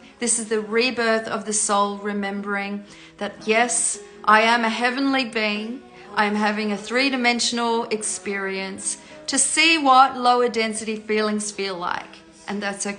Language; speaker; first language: English; native; English